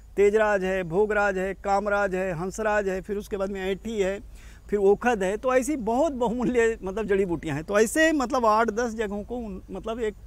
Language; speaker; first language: Hindi; native; Hindi